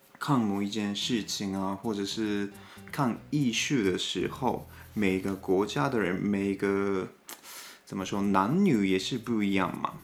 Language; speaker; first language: Chinese; non-native, fluent; Japanese